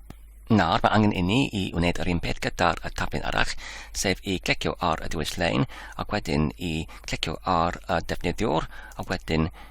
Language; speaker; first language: Welsh; non-native, learner; English